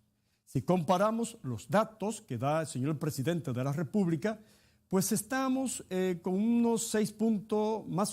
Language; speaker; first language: Spanish; native; Spanish